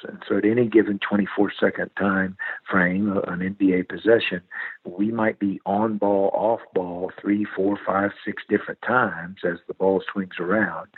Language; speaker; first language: English; native; English